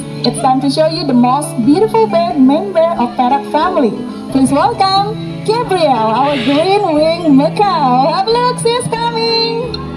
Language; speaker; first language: English; non-native, fluent; Indonesian